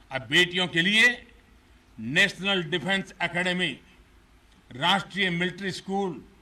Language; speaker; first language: Hindi; non-native, local second language; Gujarati